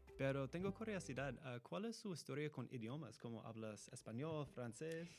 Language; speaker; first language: Spanish; non-native, fluent; English